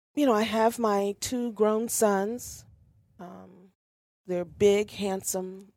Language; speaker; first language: English; native; English